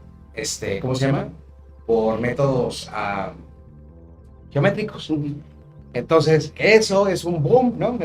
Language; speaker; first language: Spanish; native; Spanish